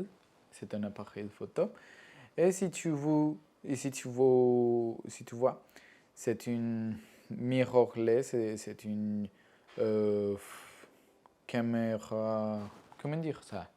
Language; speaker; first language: French; non-native, learner; Spanish